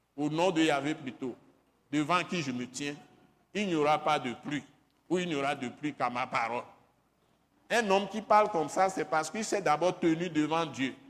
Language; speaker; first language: French; non-native, local second language; Ewe